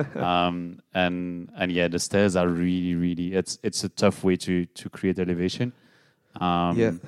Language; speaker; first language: English; non-native, fluent; French